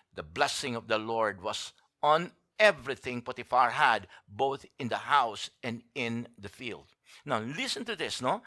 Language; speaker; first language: English; non-native, local second language; Filipino